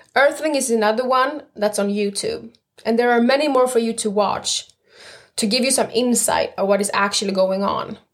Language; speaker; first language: English; non-native, fluent; Swedish